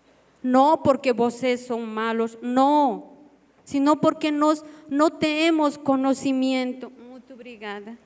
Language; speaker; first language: Portuguese; non-native, learner; Spanish